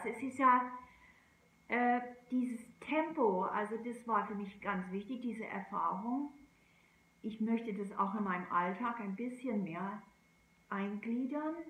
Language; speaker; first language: German; non-native, fluent; English